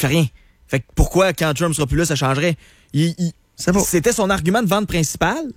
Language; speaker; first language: French; native; French